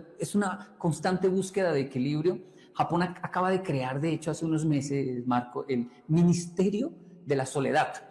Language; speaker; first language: Spanish; native; Spanish